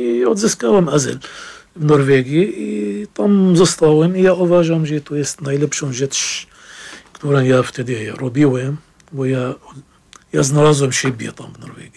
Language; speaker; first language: Polish; non-native, fluent; Arabic